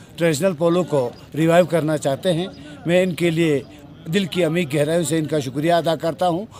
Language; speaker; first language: Hindi; non-native, local second language; Shina